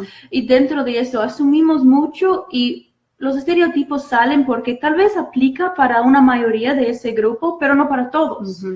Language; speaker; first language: Spanish; non-native, fluent; English